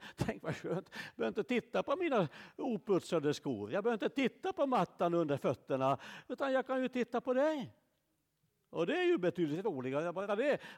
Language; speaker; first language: Swedish; native; Swedish